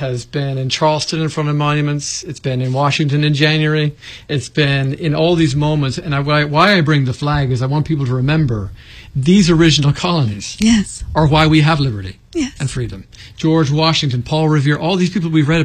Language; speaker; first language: English; native; English